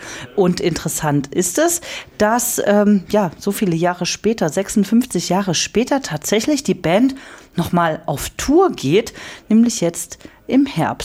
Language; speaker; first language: German; native; German